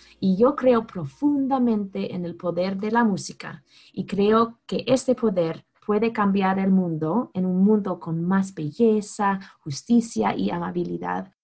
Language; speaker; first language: Spanish; non-native, fluent; English